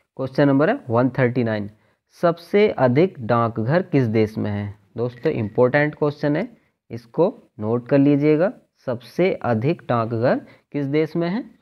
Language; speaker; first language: Hindi; native; Hindi